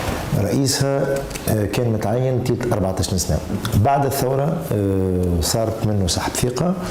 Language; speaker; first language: Arabic; native; Arabic